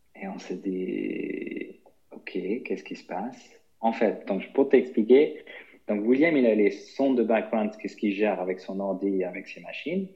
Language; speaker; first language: French; non-native, fluent; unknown